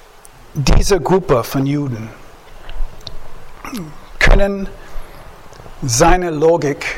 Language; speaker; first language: German; non-native, fluent; English